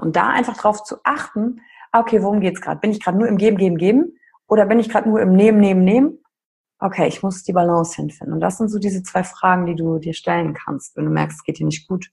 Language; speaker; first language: German; native; German